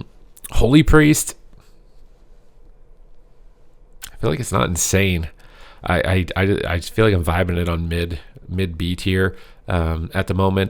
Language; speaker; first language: English; native; English